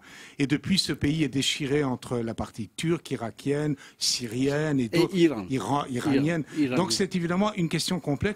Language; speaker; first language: French; native; French